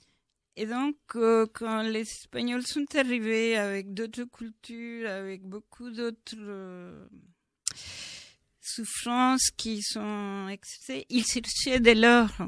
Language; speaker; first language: French; non-native, fluent; Spanish